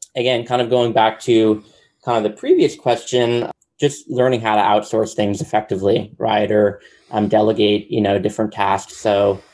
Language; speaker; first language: English; native; English